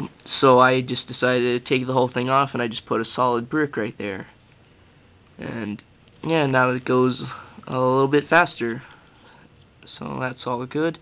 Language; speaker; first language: English; native; English